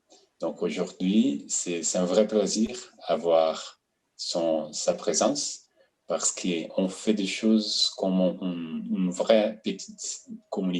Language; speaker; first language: French; non-native, fluent; Portuguese